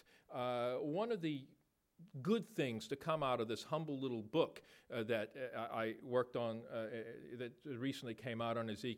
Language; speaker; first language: English; native; English